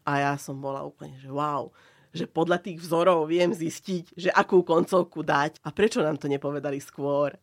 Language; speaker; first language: Slovak; non-native, local second language; Hungarian